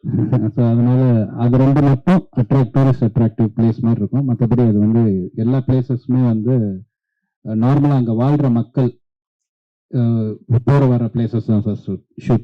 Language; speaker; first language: Tamil; native; Tamil